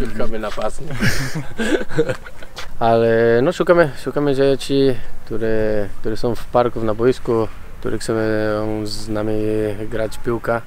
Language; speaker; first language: Polish; non-native, learner; Spanish